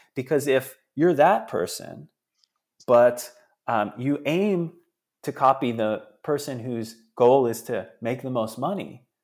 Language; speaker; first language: English; early bilingual, other home language; Italian